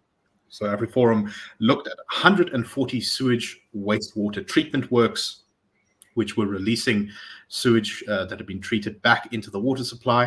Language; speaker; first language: English; native; English